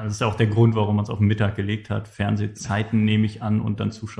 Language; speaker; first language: German; native; German